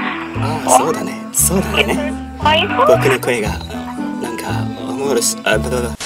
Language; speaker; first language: Japanese; non-native, learner; Indonesian